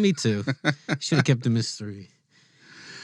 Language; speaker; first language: English; native; English